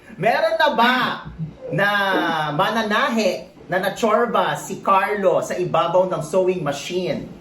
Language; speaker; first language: Filipino; native; Filipino